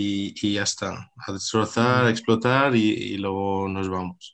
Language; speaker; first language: Spanish; non-native, fluent; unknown